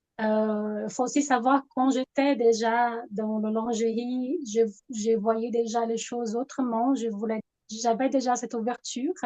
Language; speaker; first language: French; non-native, fluent; Portuguese